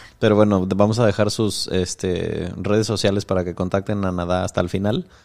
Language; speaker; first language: Spanish; native; Spanish